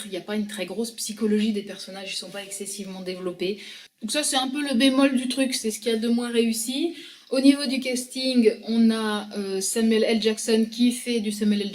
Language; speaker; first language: French; native; French